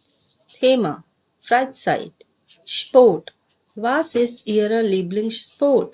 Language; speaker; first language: German; non-native, fluent; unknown